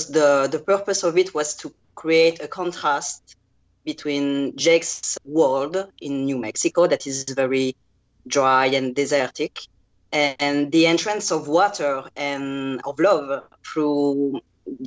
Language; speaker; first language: English; non-native, fluent; French